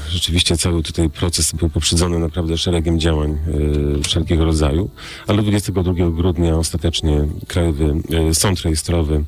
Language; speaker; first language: Polish; native; Polish